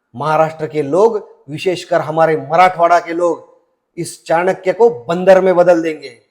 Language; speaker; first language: Hindi; non-native, local second language; Marathi